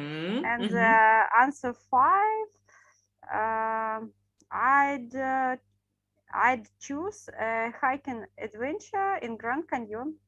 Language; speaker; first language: English; non-native, learner; Russian